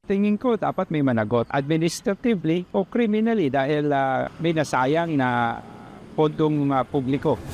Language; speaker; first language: Filipino; native; Filipino